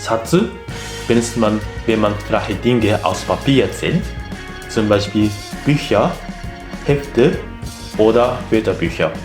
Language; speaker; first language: German; non-native, fluent; Japanese